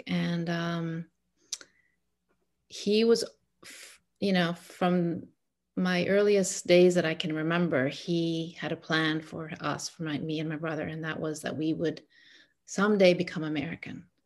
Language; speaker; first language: English; non-native, fluent; Arabic